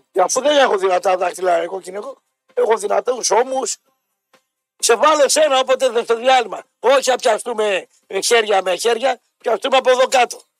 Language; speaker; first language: Greek; native; Greek